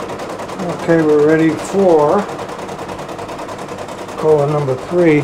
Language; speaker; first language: English; native; English